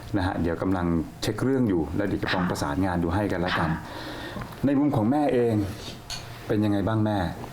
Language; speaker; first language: Thai; native; Thai